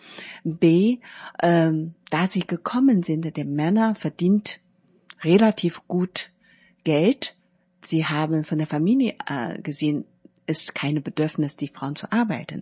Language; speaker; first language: German; non-native, learner; Chinese